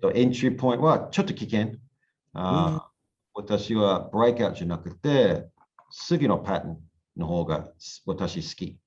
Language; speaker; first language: Japanese; non-native, learner; English